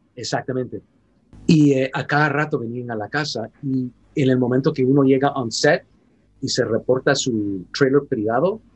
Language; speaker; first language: Spanish; early bilingual, heritage; Spanish